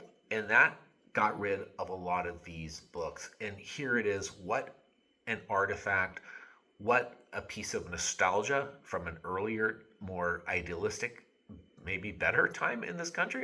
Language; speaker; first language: English; native; English